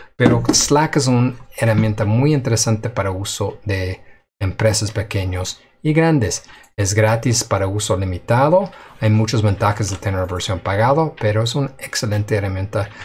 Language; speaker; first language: Spanish; non-native, fluent; English